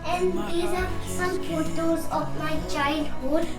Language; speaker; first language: English; early bilingual, other home language; Hindi